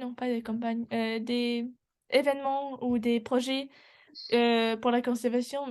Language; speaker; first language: French; non-native, learner; English